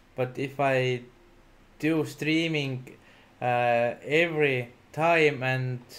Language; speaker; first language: English; non-native, learner; Estonian